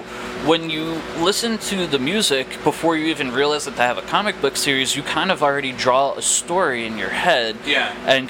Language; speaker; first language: English; native; English